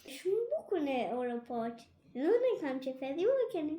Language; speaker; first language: Albanian; early bilingual, heritage; Albanian